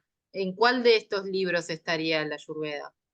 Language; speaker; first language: Spanish; native; Spanish